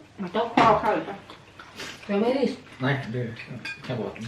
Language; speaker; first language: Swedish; early bilingual, other home language; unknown